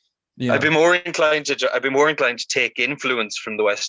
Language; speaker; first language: English; native; English